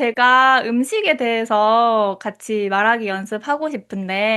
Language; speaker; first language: Korean; non-native, fluent; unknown